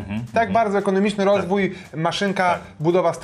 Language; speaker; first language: Polish; native; Polish